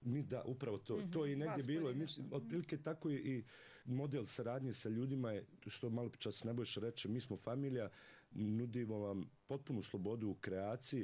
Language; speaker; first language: Serbian; native; Serbian